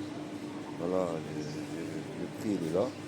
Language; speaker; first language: French; non-native, learner; Arabic